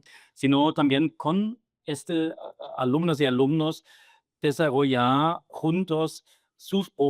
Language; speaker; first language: Spanish; non-native, fluent; German